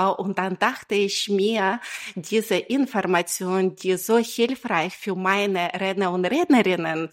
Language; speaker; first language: German; non-native, fluent; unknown